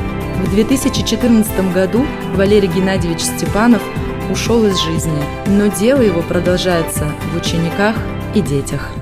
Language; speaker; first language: Russian; native; Russian